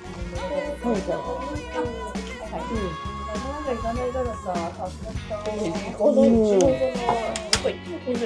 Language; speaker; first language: Japanese; native; Japanese